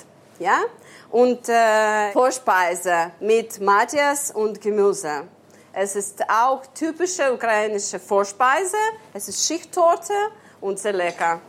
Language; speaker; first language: German; non-native, learner; Ukrainian